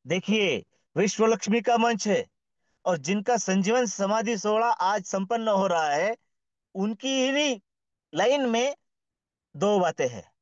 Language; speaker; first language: Hindi; non-native, local second language; Marathi